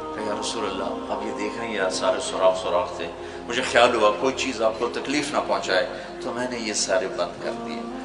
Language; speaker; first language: Urdu; non-native, local second language; Punjabi